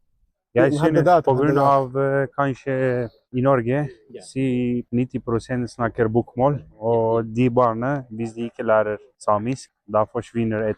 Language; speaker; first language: Norwegian; non-native, fluent; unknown